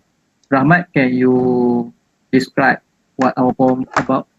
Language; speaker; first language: English; non-native, learner; Malay